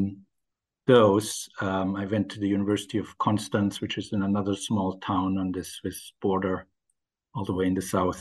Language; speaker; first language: English; non-native, fluent; German